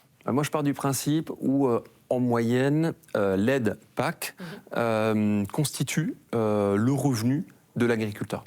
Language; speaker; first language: French; native; French